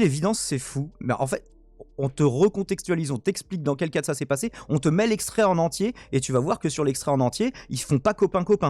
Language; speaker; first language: French; native; French